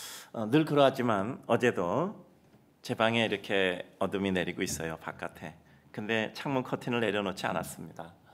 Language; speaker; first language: Korean; native; Korean